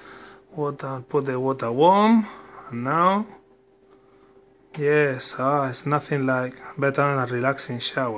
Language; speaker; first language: English; non-native, learner; Spanish